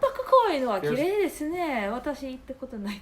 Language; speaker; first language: Japanese; non-native, learner; Russian